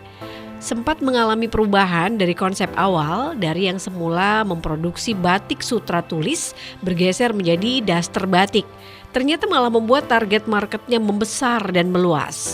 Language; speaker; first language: Indonesian; native; Indonesian